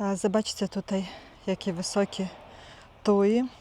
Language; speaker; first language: Polish; non-native, learner; Russian